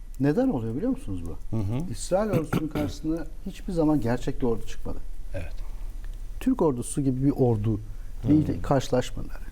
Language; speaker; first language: Turkish; native; Turkish